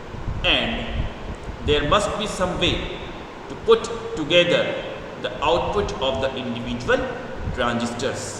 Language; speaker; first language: English; non-native, local second language; Hindi